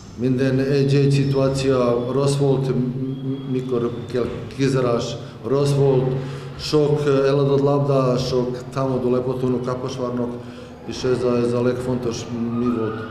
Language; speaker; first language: Hungarian; non-native, learner; Macedonian